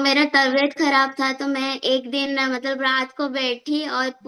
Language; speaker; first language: Hindi; non-native, local second language; Odia